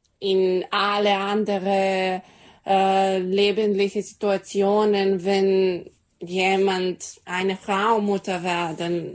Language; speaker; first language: German; non-native, learner; Serbian